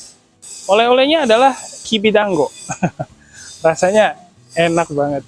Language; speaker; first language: Indonesian; native; Indonesian